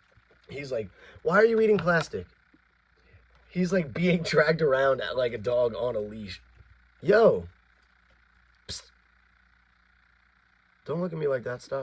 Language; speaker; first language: English; native; English